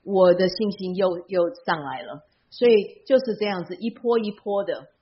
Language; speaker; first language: Chinese; early bilingual, heritage; Chinese